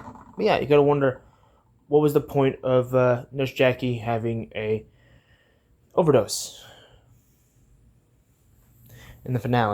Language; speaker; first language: English; native; English